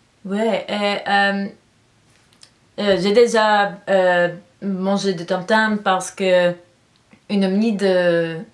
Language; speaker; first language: French; non-native, learner; English